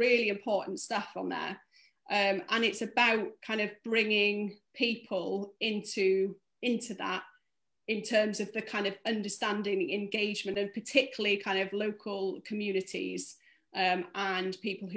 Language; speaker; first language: English; native; English